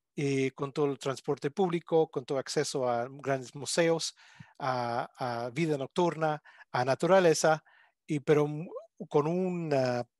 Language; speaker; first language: Spanish; non-native, fluent; English